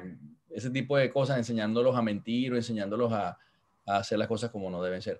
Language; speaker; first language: Spanish; native; Spanish